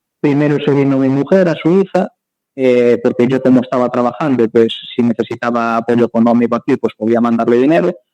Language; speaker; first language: Spanish; native; Spanish